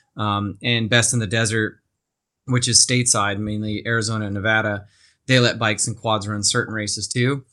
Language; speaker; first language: English; native; English